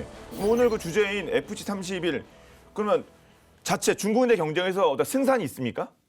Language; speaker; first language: Korean; native; Korean